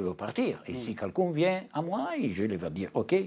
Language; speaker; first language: French; non-native, learner; Italian